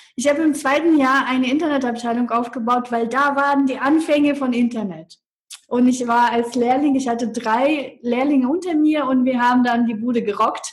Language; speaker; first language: German; non-native, fluent; Russian